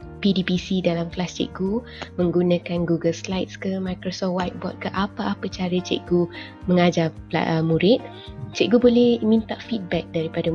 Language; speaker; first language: Malay; native; Malay